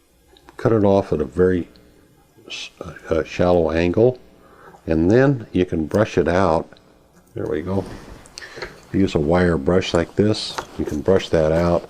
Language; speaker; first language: English; native; English